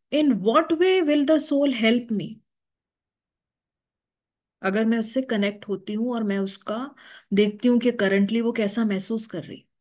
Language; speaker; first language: Hindi; native; Hindi